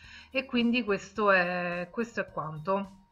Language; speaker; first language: Italian; native; Italian